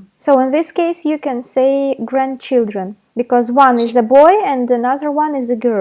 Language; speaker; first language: English; non-native, fluent; Russian